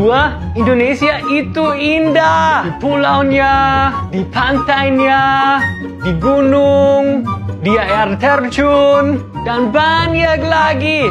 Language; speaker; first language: Indonesian; non-native, fluent; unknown